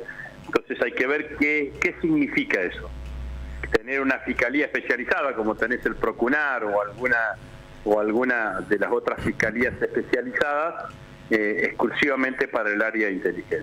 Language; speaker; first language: Spanish; native; Spanish